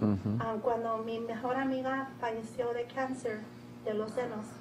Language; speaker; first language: Spanish; early bilingual, heritage; Spanish